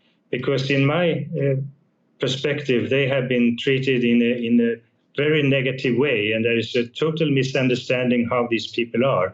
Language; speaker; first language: English; non-native, fluent; Swedish